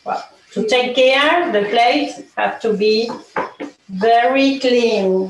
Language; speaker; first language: English; non-native, learner; Spanish